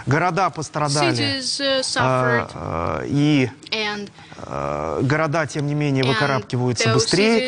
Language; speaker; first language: Russian; native; Russian